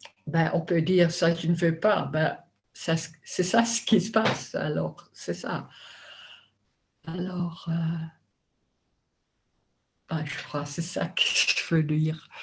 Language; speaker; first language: French; non-native, learner; Dutch